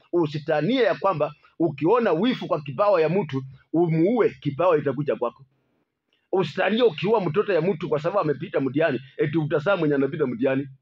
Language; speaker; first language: Swahili; non-native, local second language; Luyia